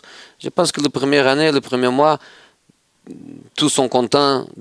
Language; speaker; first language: French; non-native, fluent; Portuguese